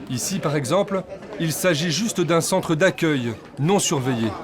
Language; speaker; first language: French; native; French